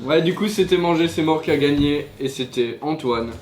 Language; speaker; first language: French; native; French